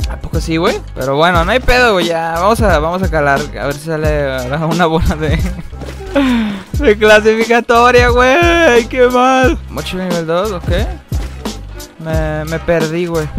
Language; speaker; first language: Spanish; native; Spanish